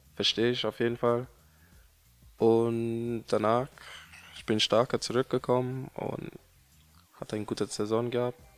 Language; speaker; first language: German; non-native, learner; English